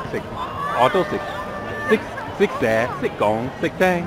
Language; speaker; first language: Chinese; non-native, fluent; English